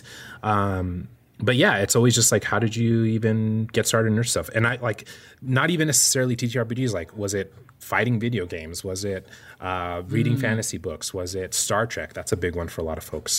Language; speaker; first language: English; native; English